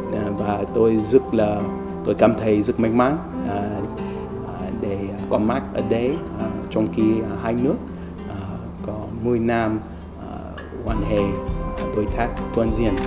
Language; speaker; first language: Vietnamese; non-native, learner; English